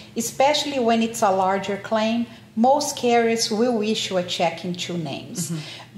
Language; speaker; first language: English; non-native, fluent; Portuguese